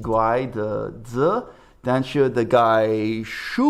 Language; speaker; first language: Chinese; non-native, learner; English